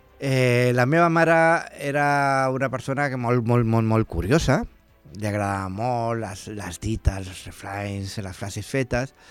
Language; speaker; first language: Catalan; non-native, local second language; Spanish